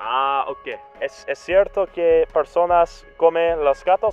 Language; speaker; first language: Spanish; non-native, learner; English